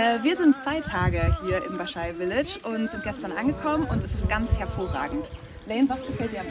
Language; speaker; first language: German; native; German